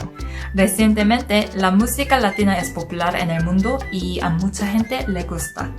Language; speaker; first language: Spanish; non-native, learner; Korean